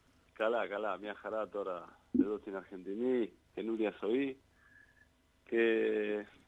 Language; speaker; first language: Greek; non-native, learner; Spanish